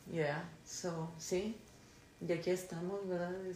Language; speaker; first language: Spanish; early bilingual, other home language; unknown